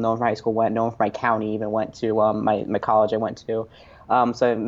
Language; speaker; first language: English; native; English